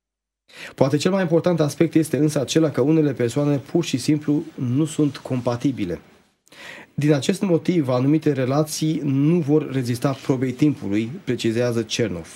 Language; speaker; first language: Romanian; native; Romanian